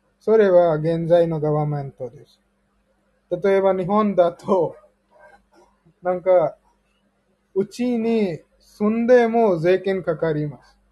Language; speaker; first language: Japanese; non-native, learner; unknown